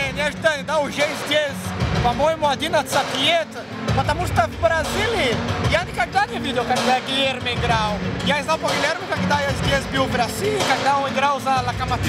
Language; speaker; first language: Russian; non-native, fluent; Portuguese